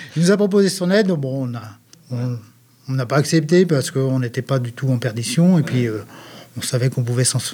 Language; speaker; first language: French; native; French